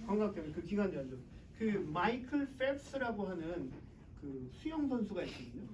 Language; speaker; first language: Korean; native; Korean